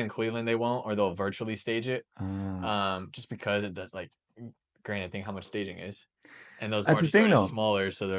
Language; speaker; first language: English; native; English